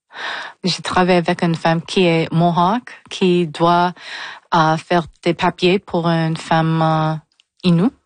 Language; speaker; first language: French; non-native, local second language; English